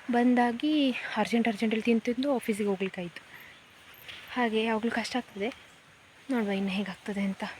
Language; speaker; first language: Kannada; non-native, local second language; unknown